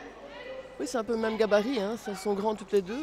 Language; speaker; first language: French; native; French